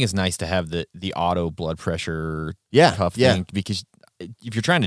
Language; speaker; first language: English; native; English